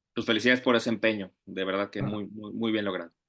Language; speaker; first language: Spanish; native; Spanish